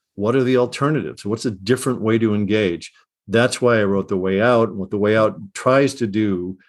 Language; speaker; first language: English; native; English